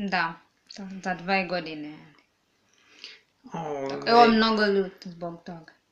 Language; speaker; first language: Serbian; non-native, learner; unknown